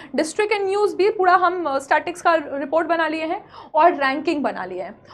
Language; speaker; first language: Hindi; native; Hindi